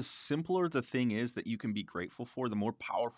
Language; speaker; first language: English; native; English